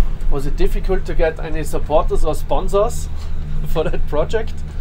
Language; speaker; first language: English; non-native, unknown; German